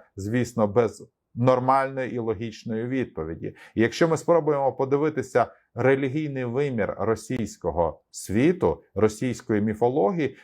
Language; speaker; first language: Ukrainian; native; Ukrainian